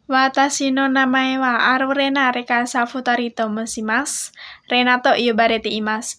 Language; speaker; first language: Japanese; non-native, learner; Indonesian